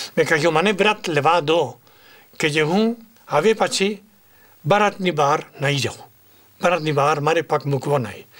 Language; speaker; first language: Gujarati; non-native, fluent; Spanish